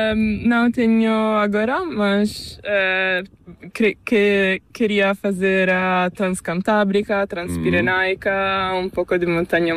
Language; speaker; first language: Spanish; non-native, learner; Italian